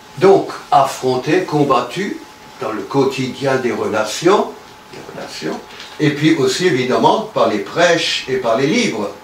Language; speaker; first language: French; native; French